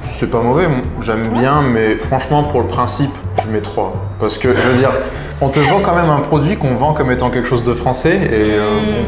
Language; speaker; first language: French; native; French